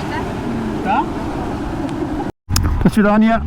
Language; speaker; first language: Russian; non-native, learner; Urdu